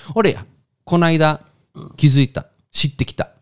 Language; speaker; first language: Japanese; non-native, fluent; Spanish